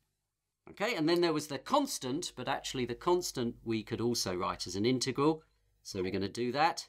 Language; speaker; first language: English; native; English